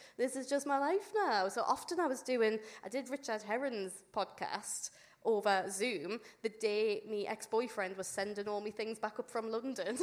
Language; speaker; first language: English; native; English